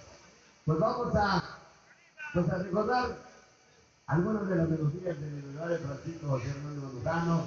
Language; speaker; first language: Spanish; native; Spanish